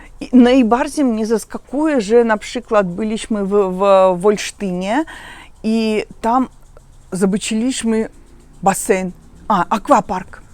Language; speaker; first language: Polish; non-native, learner; Russian